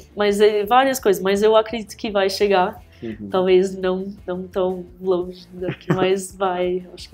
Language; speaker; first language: Portuguese; early bilingual, heritage; English